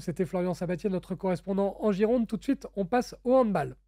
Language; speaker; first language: French; native; French